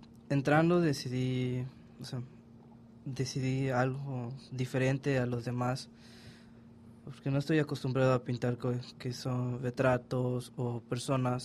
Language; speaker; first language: Spanish; native; Spanish